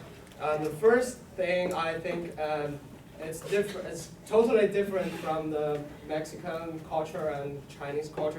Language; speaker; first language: English; non-native, learner; Chinese